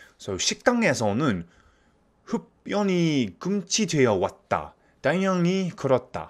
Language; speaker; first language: Korean; non-native, fluent; English